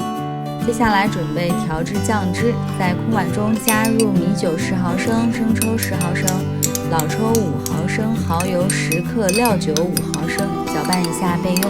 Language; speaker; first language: Chinese; native; Chinese